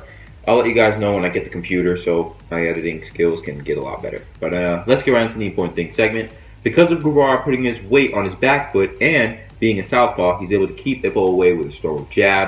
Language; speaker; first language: English; native; English